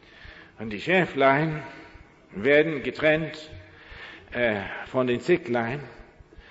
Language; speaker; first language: German; non-native, fluent; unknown